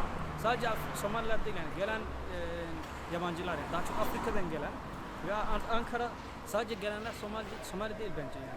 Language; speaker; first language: Turkish; non-native, fluent; Somali